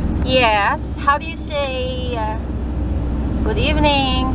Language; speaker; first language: English; non-native, local second language; Cebuano